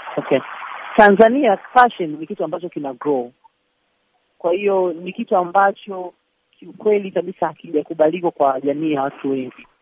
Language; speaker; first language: Swahili; native; Swahili